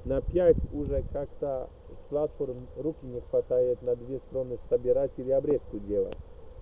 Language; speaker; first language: Russian; non-native, fluent; Polish